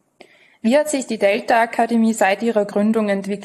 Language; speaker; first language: German; native; German